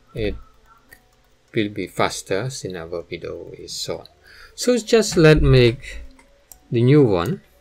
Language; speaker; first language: English; non-native, learner; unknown